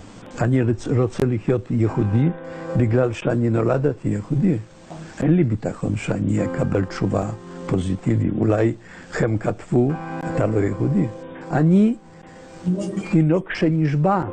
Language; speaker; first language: Hebrew; non-native, learner; Polish